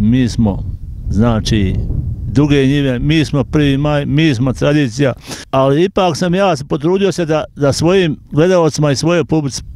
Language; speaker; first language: Serbian; native; Serbian